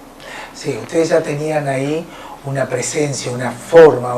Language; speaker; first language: Spanish; native; Spanish